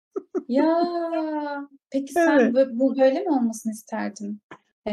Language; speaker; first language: Turkish; native; Turkish